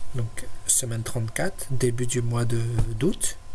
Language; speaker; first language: French; native; French